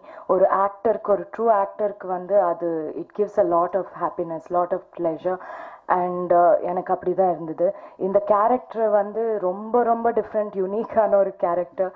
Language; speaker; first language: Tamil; non-native, fluent; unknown